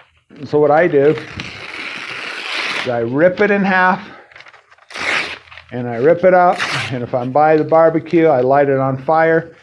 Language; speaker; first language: English; native; English